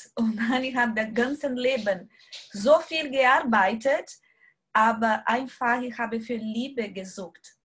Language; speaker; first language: German; non-native, learner; Portuguese